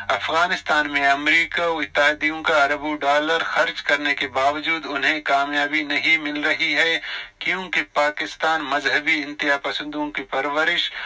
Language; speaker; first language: Urdu; non-native, local second language; Baluchi